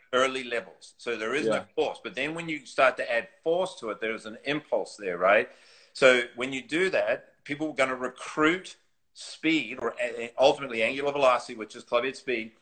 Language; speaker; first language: English; native; English